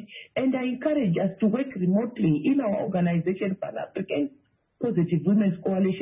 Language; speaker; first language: English; non-native, local second language; Shona